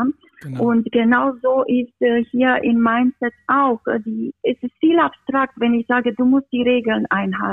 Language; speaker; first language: German; non-native, fluent; Romanian